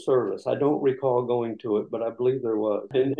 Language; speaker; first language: English; native; English